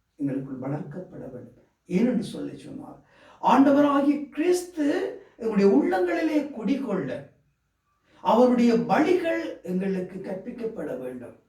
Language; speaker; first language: Tamil; native; Tamil